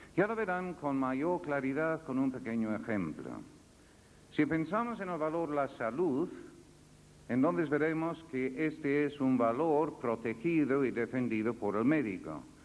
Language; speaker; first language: Spanish; non-native, fluent; English